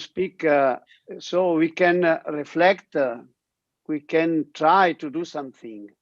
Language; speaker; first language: English; non-native, learner; Italian